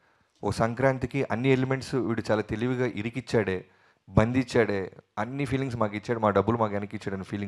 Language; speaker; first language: Telugu; native; Telugu